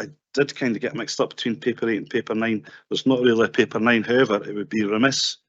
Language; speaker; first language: English; native; English